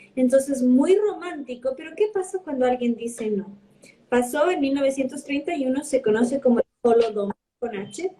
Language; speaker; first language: Spanish; early bilingual, heritage; Spanish